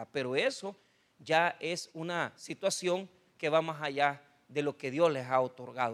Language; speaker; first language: Spanish; native; Spanish